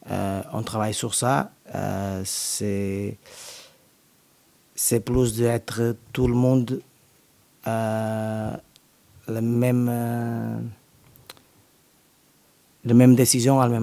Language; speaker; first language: French; non-native, learner; Portuguese